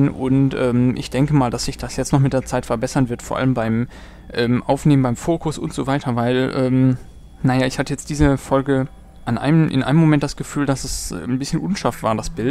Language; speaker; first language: German; native; German